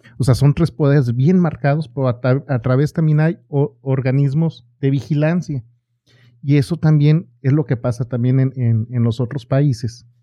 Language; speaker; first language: Spanish; native; Spanish